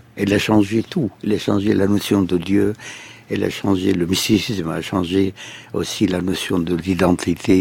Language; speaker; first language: French; non-native, fluent; Arabic